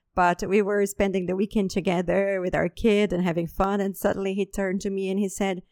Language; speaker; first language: English; non-native, fluent; Portuguese